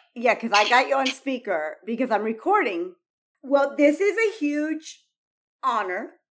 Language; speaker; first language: English; early bilingual, heritage; Spanish